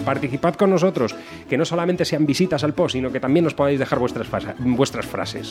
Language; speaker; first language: Spanish; native; Spanish